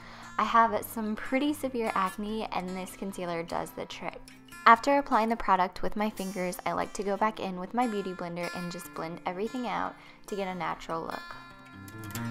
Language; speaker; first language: English; native; English